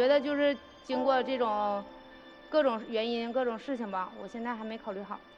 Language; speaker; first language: Chinese; native; Chinese